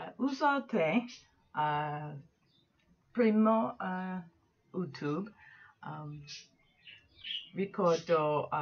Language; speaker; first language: Italian; non-native, learner; English